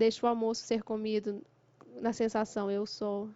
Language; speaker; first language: Portuguese; native; Portuguese